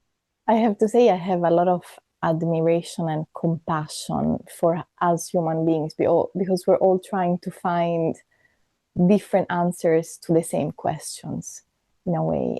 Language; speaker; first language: English; non-native, fluent; Italian